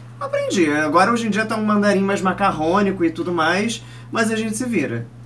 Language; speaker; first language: Portuguese; native; Portuguese